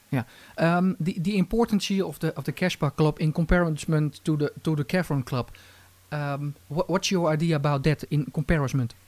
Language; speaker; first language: English; non-native, fluent; Dutch